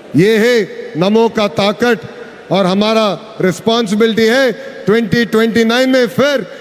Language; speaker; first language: Hindi; non-native, local second language; Telugu